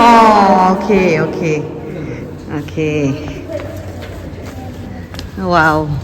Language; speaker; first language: English; non-native, learner; Bangla